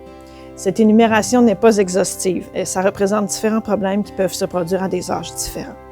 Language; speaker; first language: French; native; French